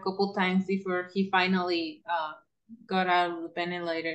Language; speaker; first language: English; non-native, fluent; Spanish